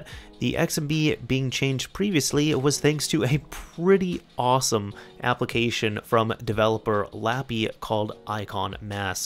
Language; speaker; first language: English; native; English